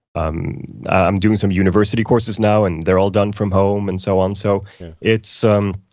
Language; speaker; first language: English; non-native, fluent; Icelandic